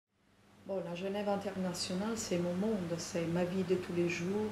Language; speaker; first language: French; non-native, fluent; Italian